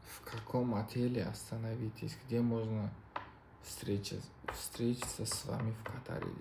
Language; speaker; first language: Russian; non-native, local second language; Kazakh